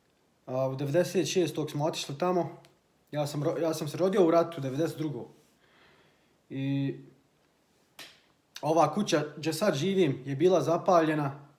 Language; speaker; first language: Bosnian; early bilingual, heritage; Bosnian